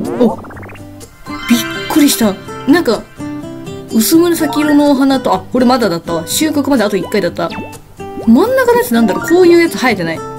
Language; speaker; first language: Japanese; native; Japanese